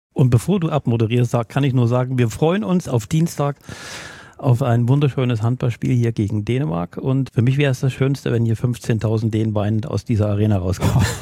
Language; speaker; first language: German; native; German